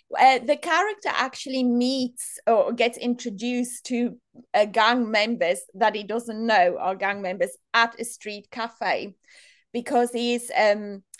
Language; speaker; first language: English; non-native, local second language; Afrikaans